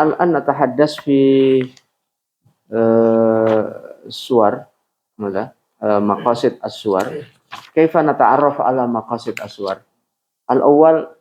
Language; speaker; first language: Arabic; non-native, fluent; Indonesian